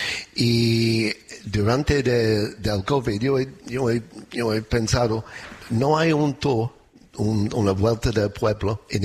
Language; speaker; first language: Spanish; non-native, learner; English